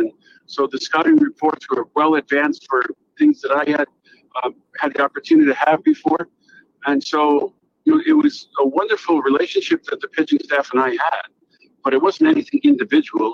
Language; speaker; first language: English; native; English